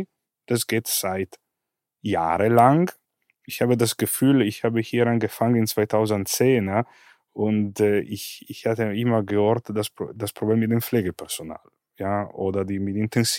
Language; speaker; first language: German; non-native, fluent; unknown